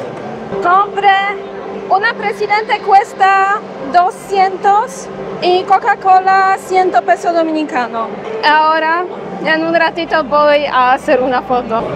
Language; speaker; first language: Spanish; non-native, fluent; Polish